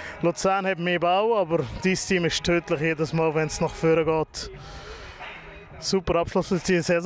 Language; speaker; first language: German; native; German